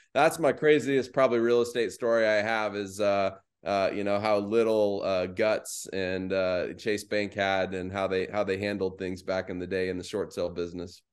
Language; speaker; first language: English; native; English